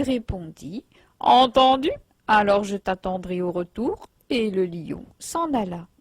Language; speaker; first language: French; native; French